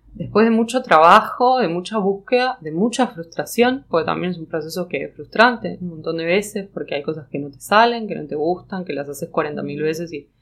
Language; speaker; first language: Spanish; native; Spanish